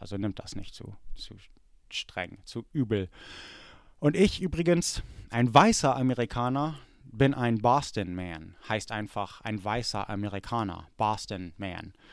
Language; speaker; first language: German; early bilingual, other home language; English